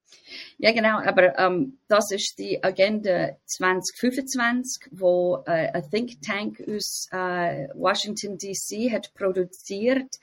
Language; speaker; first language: German; non-native, fluent; English